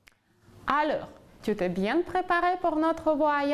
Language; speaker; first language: French; non-native, fluent; Ukrainian